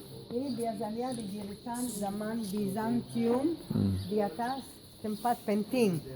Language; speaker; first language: Indonesian; non-native, fluent; Hebrew